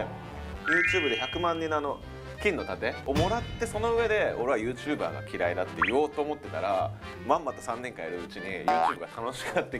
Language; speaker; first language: Japanese; native; Japanese